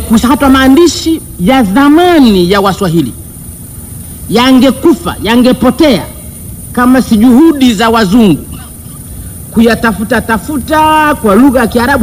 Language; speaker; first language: Swahili; non-native, local second language; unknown